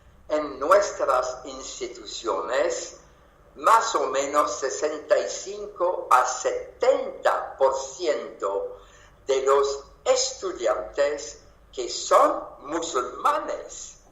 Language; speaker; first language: Spanish; non-native, fluent; French